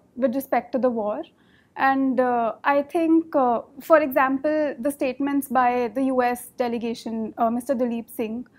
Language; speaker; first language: English; non-native, local second language; Hindi